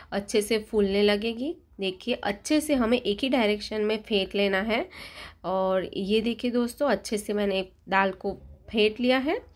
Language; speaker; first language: Hindi; non-native, local second language; Gujarati